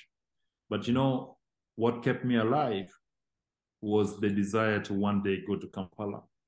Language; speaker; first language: English; non-native, local second language; Acoli